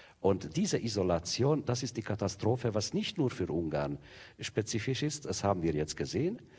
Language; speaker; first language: German; non-native, fluent; Hungarian